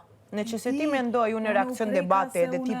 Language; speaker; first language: Albanian; early bilingual, heritage; Albanian